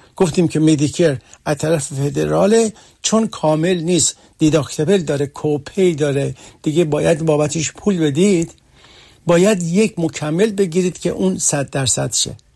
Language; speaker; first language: Persian; early bilingual, heritage; Persian